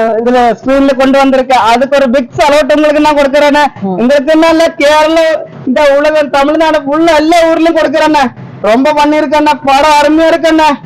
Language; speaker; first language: Tamil; non-native, learner; Malayalam